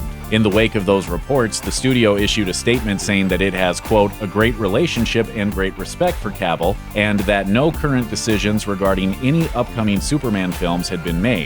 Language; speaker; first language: English; native; English